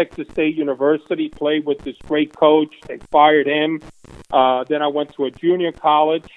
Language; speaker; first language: English; early bilingual, other home language; Spanish